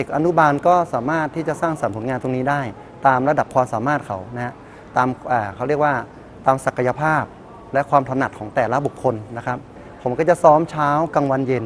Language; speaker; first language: Thai; native; Thai